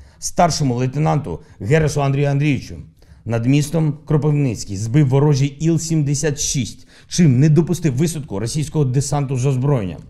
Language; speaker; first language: Ukrainian; non-native, local second language; Russian